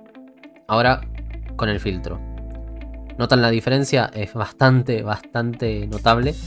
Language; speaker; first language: Spanish; native; Spanish